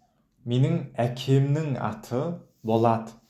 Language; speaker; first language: Kazakh; non-native, fluent; Mongolian